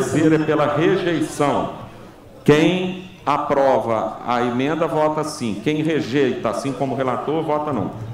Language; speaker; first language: Portuguese; native; Portuguese